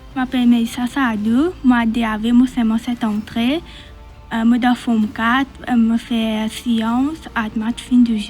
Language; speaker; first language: French; non-native, local second language; Morisyen